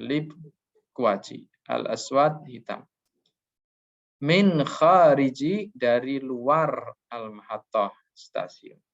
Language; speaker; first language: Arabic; non-native, fluent; Indonesian